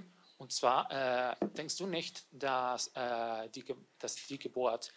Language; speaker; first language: German; non-native, learner; Catalan